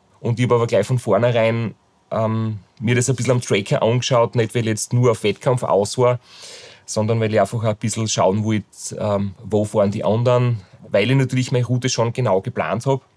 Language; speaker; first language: German; native; German